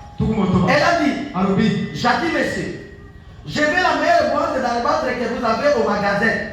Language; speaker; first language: French; non-native, local second language; Lingala